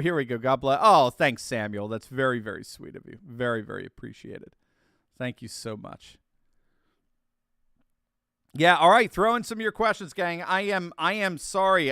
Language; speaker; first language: English; native; English